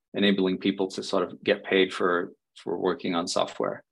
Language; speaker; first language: English; native; English